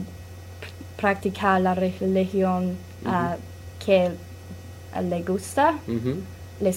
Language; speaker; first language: Spanish; non-native, learner; English